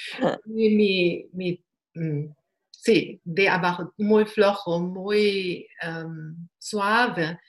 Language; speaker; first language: Spanish; non-native, learner; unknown